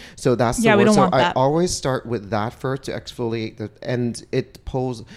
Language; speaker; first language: English; non-native, fluent; Vietnamese